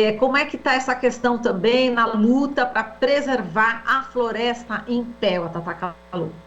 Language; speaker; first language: Portuguese; native; Portuguese